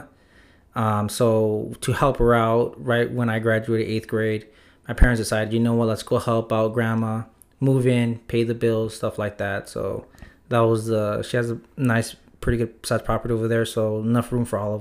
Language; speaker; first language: English; native; English